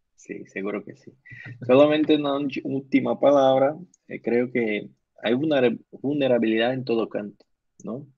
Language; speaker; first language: Spanish; non-native, learner; Portuguese